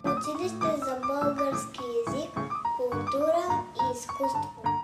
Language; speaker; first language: Bulgarian; early bilingual, heritage; Bulgarian